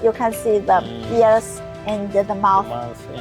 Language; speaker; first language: English; non-native, learner; Chinese